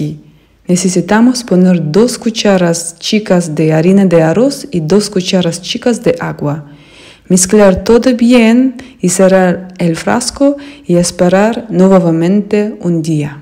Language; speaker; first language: Spanish; non-native, fluent; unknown